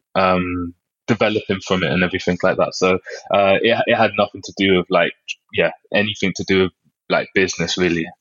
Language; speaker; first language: English; native; English